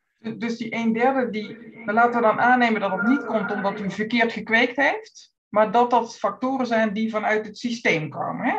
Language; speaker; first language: Dutch; native; Dutch